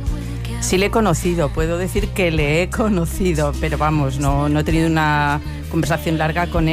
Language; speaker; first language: Spanish; native; Spanish